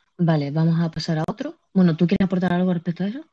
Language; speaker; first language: Spanish; native; Spanish